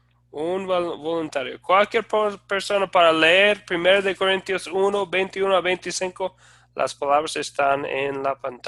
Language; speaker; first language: Spanish; non-native, fluent; English